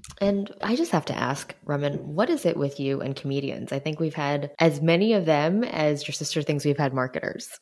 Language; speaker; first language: English; early bilingual, other home language; Chinese